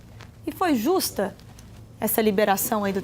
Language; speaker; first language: Portuguese; native; Portuguese